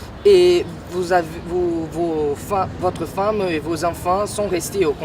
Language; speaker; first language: French; non-native, learner; Portuguese